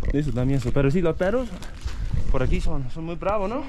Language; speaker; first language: Spanish; non-native, learner; English